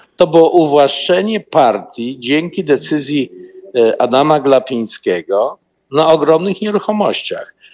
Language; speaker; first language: Polish; native; Polish